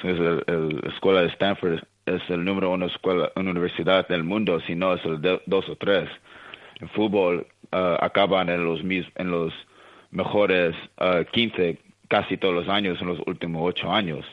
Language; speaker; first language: Spanish; early bilingual, heritage; Spanish